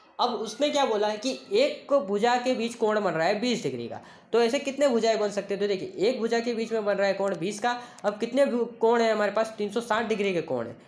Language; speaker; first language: Hindi; non-native, local second language; Gujarati